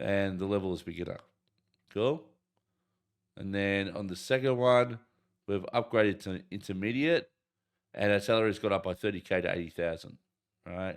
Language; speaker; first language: English; native; English